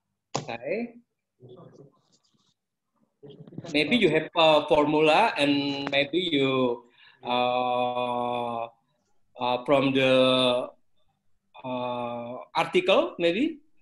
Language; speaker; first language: English; non-native, learner; Indonesian